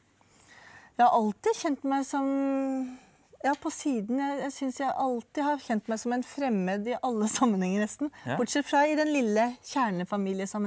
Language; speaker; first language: Norwegian; native; Norwegian